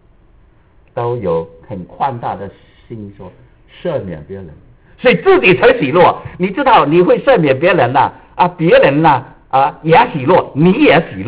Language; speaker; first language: Chinese; native; Chinese